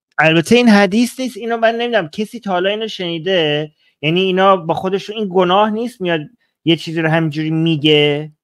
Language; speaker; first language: Persian; native; Persian